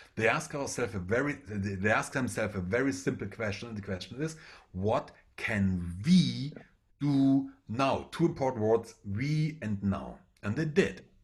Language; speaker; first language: English; non-native, fluent; German